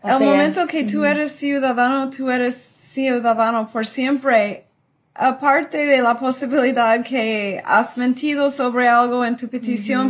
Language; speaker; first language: Spanish; non-native, fluent; English